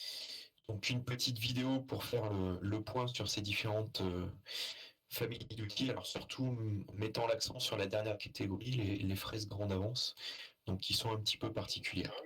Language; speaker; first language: French; native; French